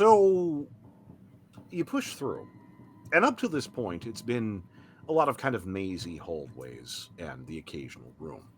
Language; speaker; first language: English; native; English